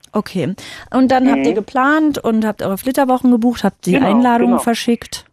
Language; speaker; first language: German; native; German